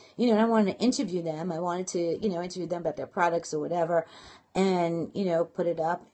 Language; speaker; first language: English; native; English